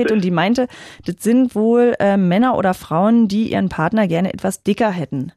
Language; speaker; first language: German; native; German